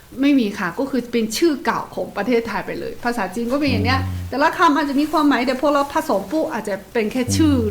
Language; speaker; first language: Thai; non-native, fluent; Chinese